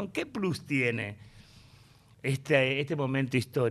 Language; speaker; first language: Spanish; native; Spanish